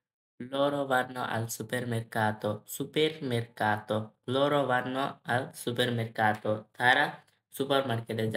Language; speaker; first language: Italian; non-native, learner; Bangla